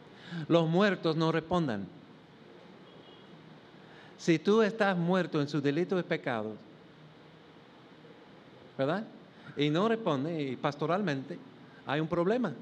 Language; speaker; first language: Spanish; non-native, fluent; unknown